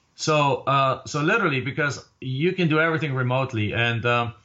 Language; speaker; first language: English; non-native, fluent; German